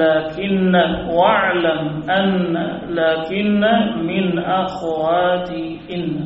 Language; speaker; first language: Arabic; non-native, fluent; Indonesian